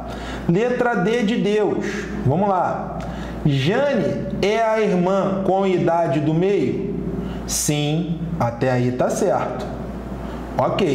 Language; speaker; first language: Portuguese; native; Portuguese